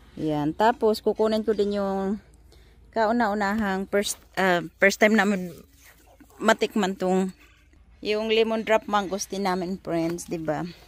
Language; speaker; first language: Filipino; non-native, local second language; Masbatenyo